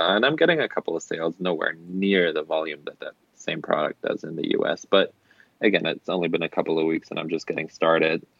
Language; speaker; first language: English; non-native, fluent; German